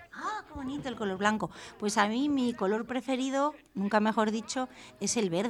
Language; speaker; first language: Spanish; native; Spanish